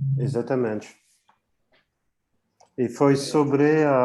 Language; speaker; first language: Portuguese; non-native, fluent; French